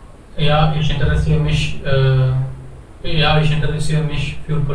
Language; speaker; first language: German; non-native, learner; Hindi